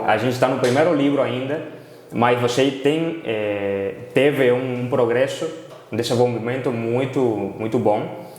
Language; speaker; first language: Portuguese; non-native, fluent; Spanish